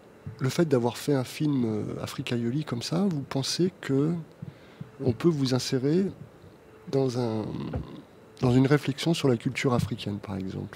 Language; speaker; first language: French; native; French